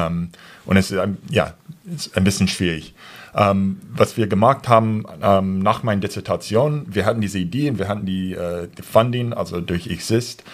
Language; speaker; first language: German; non-native, fluent; English